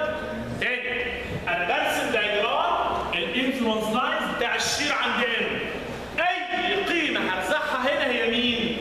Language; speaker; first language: Arabic; native; Arabic